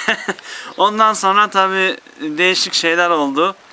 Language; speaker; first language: Turkish; native; Turkish